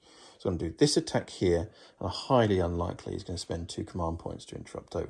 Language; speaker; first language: English; native; English